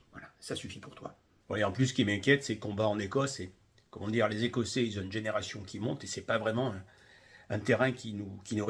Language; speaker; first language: French; native; French